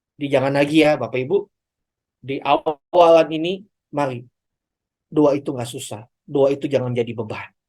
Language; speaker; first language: Indonesian; native; Indonesian